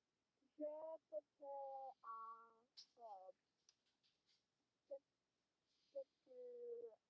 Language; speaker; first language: French; non-native, learner; English